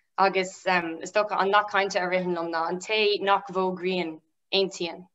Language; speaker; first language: Irish; non-native, local second language; English